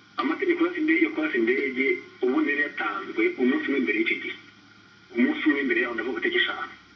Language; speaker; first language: Kinyarwanda; early bilingual, heritage; Kinyarwanda